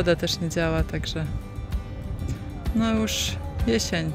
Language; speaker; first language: Polish; native; Polish